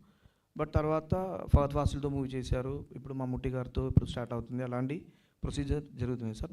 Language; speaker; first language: Telugu; non-native, learner; Malayalam